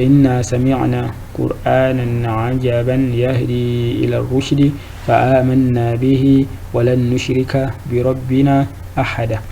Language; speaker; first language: Arabic; non-native, fluent; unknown